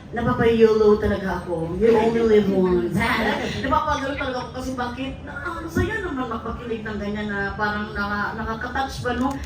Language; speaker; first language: Filipino; non-native, local second language; Cebuano